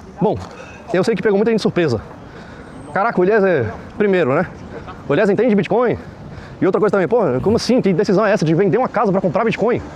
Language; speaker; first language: Portuguese; native; Portuguese